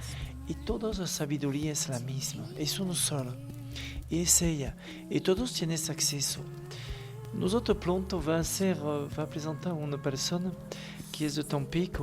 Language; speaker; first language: Spanish; non-native, learner; French